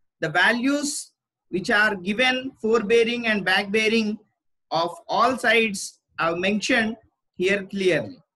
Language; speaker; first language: English; non-native, local second language; Telugu